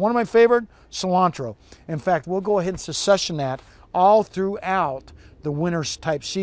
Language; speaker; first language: English; native; English